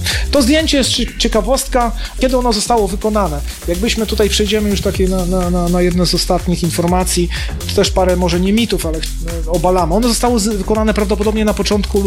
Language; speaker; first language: Polish; native; Polish